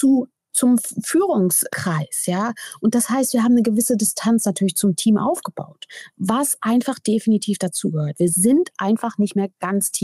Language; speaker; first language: German; native; German